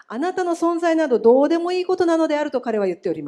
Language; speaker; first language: Japanese; native; Japanese